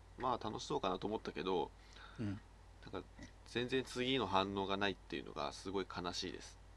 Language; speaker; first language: Japanese; native; Japanese